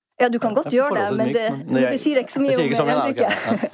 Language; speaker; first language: Norwegian; native; Norwegian